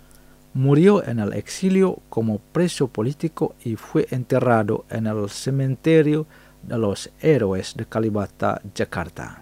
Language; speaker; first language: Spanish; non-native, fluent; Indonesian